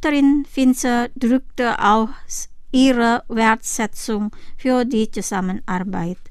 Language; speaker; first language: German; non-native, fluent; Indonesian